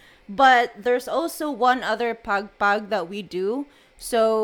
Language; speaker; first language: English; non-native, local second language; Cebuano